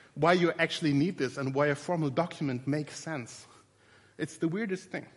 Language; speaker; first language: English; non-native, fluent; German